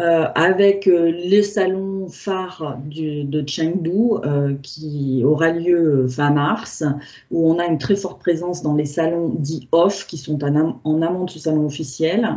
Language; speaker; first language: French; native; French